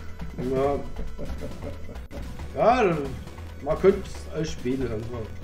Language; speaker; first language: German; non-native, learner; French